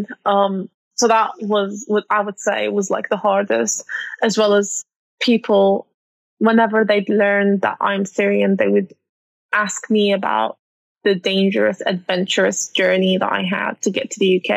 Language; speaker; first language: English; non-native, fluent; Arabic